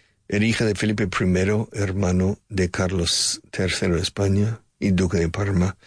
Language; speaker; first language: Spanish; non-native, fluent; English